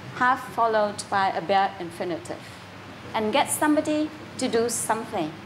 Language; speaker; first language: English; non-native, fluent; Vietnamese